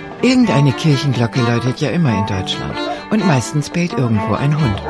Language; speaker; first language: German; native; German